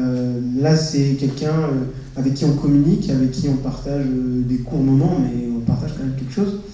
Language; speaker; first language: French; native; French